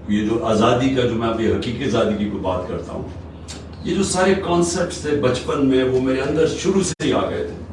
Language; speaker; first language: Urdu; native; Urdu